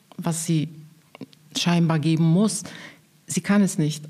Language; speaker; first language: German; non-native, fluent; Arabic